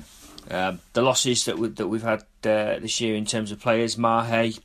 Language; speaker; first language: English; native; English